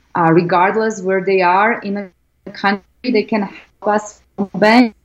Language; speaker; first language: English; non-native, fluent; Slovak